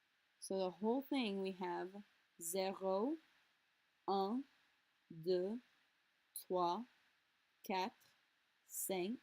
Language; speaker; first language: French; non-native, fluent; English